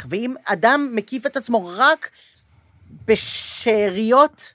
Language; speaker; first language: Hebrew; native; Hebrew